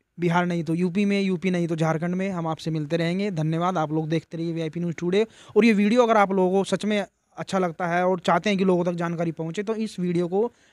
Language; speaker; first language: Hindi; native; Hindi